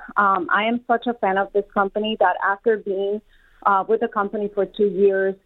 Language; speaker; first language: English; non-native, fluent; Spanish